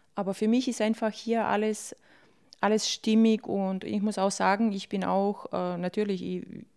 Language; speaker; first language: German; early bilingual, other home language; Bosnian